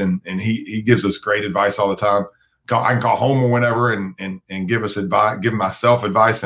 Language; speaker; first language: English; native; English